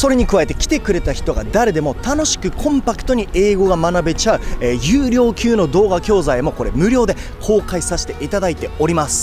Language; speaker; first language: Japanese; native; Japanese